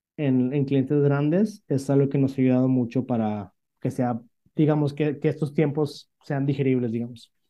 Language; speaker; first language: Spanish; native; Spanish